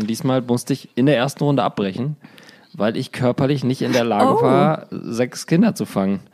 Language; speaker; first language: German; native; German